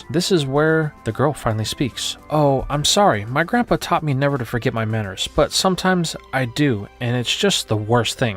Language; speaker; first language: English; native; English